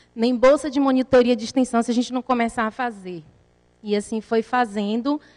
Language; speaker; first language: Portuguese; native; Portuguese